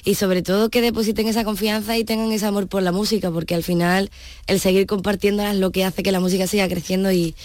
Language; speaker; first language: Spanish; native; Spanish